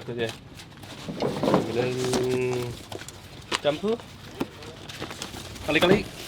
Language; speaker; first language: Korean; non-native, learner; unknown